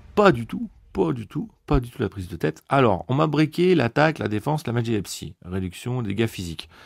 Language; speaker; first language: French; native; French